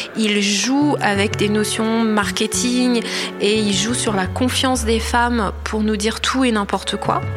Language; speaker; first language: French; native; French